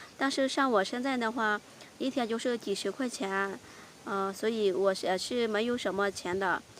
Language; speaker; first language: Chinese; non-native, fluent; Lao